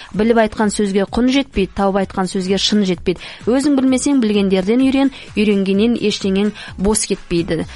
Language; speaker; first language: Kazakh; native; Kazakh